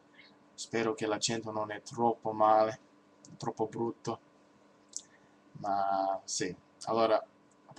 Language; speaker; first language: Italian; non-native, learner; English